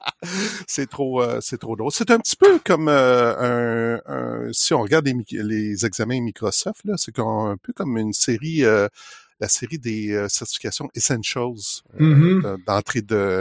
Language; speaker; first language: French; native; French